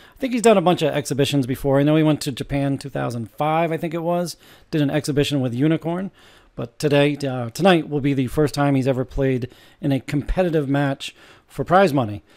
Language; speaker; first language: English; native; English